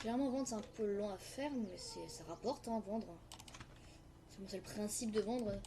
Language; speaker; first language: French; native; French